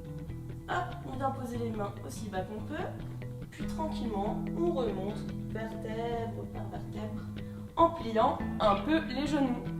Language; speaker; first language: French; native; French